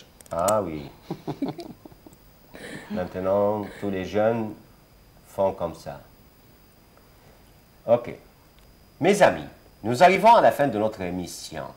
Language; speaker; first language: French; non-native, fluent; Arabic